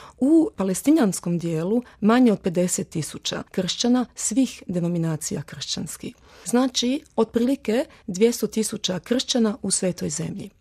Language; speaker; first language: Croatian; early bilingual, heritage; Croatian